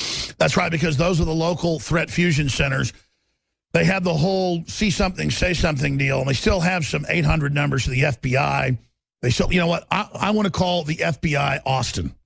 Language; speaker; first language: English; native; English